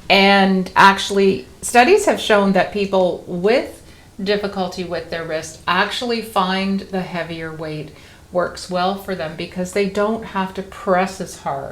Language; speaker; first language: English; native; English